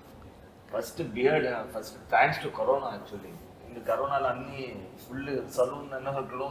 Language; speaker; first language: Telugu; non-native, learner; Tamil